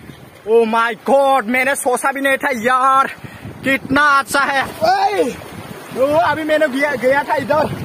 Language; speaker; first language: Hindi; non-native, local second language; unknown